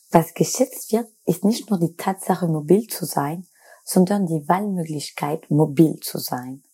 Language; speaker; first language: German; non-native, fluent; French